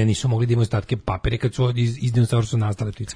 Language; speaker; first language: Serbian; native; Serbian